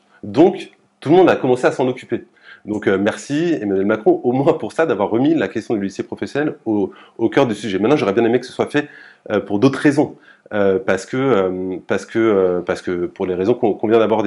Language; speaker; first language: French; native; French